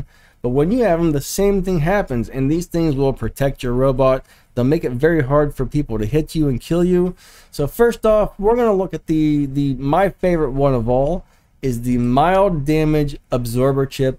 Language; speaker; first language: English; native; English